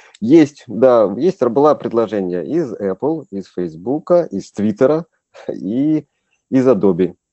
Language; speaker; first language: Russian; native; Russian